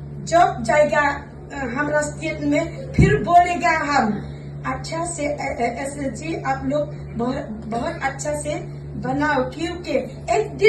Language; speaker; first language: Hindi; non-native, local second language; Khasi